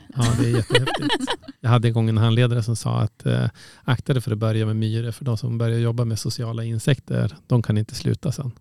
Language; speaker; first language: Swedish; native; Swedish